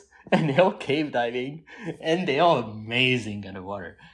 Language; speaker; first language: English; non-native, fluent; French